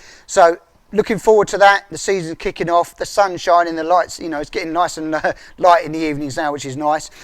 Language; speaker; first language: English; native; English